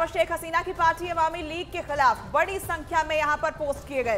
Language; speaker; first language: Hindi; native; Hindi